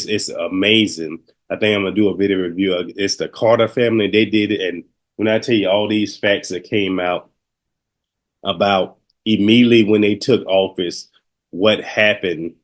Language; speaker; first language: English; native; English